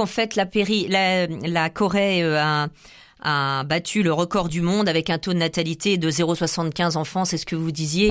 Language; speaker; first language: French; native; French